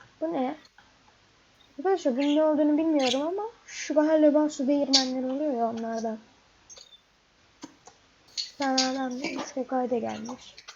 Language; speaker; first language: Turkish; native; Turkish